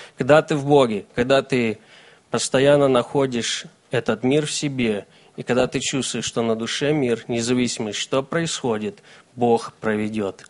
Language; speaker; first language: Russian; native; Russian